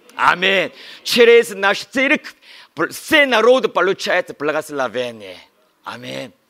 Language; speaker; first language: Russian; non-native, learner; Korean